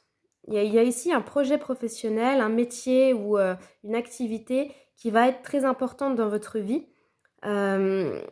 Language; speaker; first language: French; native; French